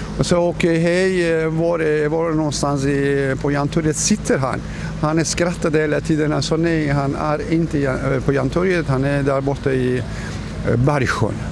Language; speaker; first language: Swedish; non-native, fluent; Persian